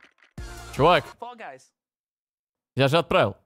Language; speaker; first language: Russian; native; Russian